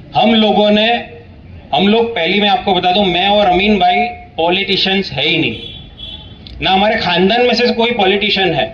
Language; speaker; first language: Hindi; non-native, local second language; Gujarati